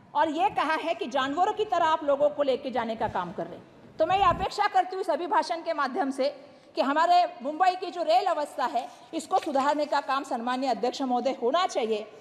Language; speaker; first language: Hindi; non-native, local second language; Marathi